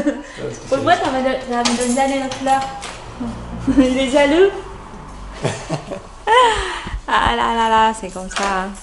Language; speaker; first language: French; non-native, learner; Indonesian